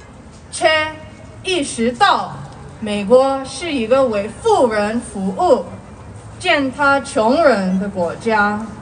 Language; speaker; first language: Chinese; non-native, learner; Korean